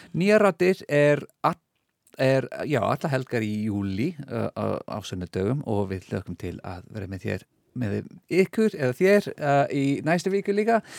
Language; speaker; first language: Icelandic; non-native, fluent; English